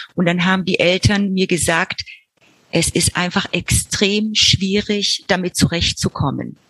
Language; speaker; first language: German; early bilingual, heritage; Spanish